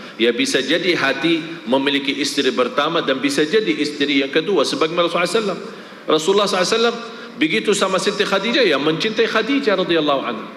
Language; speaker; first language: Malay; non-native, fluent; Arabic